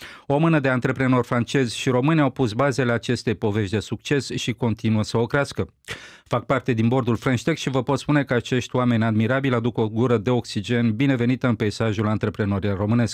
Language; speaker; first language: Romanian; native; Romanian